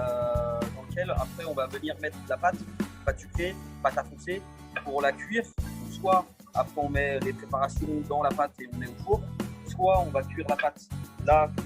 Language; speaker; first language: French; native; French